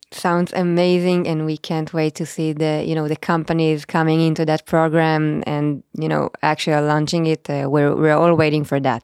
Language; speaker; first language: English; non-native, fluent; Hebrew